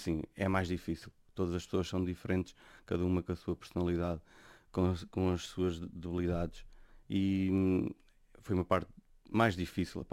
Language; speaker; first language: Portuguese; native; Portuguese